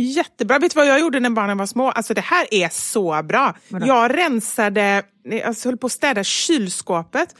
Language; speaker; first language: Swedish; native; Swedish